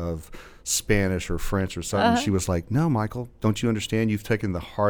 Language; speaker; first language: English; native; English